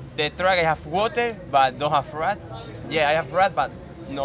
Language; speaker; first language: English; non-native, learner; Spanish